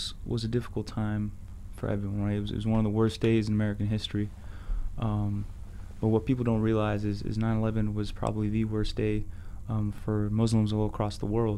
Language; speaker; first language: English; native; English